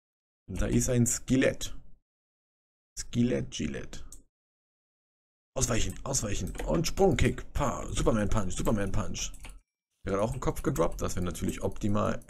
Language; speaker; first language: German; native; German